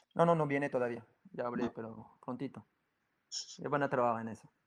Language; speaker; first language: Spanish; non-native, fluent; French